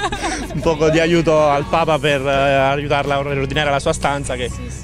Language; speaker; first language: Italian; native; Italian